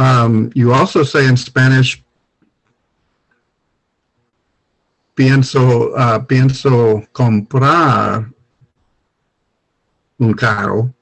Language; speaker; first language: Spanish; non-native, learner; English